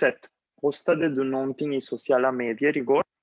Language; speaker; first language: Swedish; non-native, fluent; Spanish